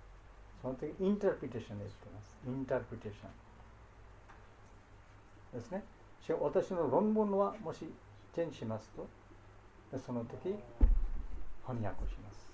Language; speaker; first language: Japanese; non-native, fluent; Bangla